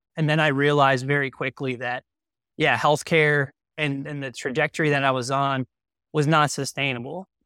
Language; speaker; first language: English; native; English